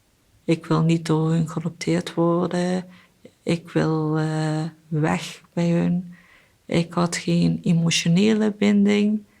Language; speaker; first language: Dutch; early bilingual, other home language; Korean